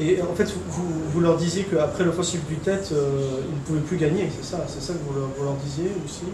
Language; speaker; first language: French; native; French